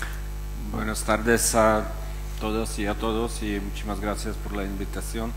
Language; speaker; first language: Spanish; non-native, fluent; Czech